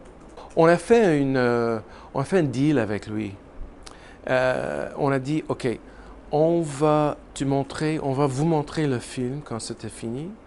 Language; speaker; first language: French; non-native, learner; English